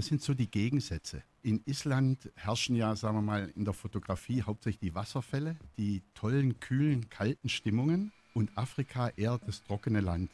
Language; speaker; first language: German; native; German